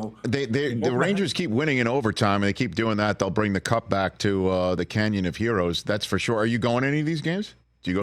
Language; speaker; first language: English; native; English